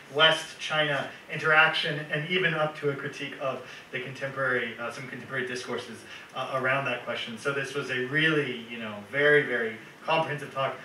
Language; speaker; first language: English; native; English